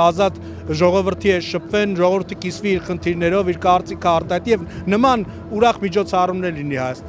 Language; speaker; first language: Armenian; native; Armenian